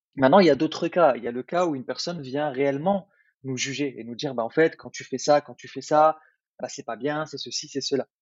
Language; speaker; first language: French; early bilingual, other home language; Arabic